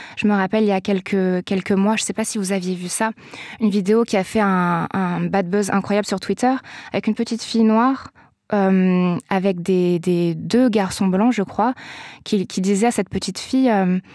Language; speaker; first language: French; native; French